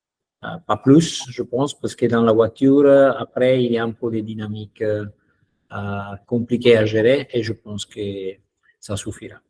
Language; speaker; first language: French; non-native, fluent; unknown